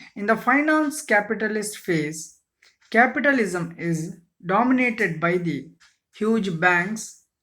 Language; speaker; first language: English; non-native, local second language; Kannada